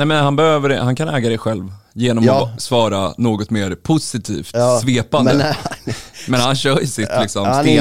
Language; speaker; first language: Swedish; native; Swedish